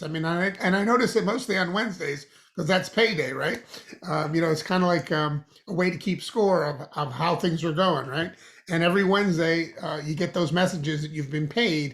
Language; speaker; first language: English; native; English